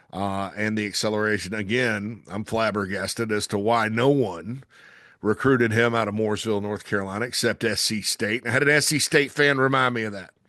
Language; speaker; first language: English; native; English